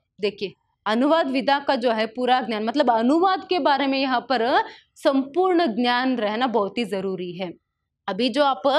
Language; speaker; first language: Hindi; non-native, local second language; Kannada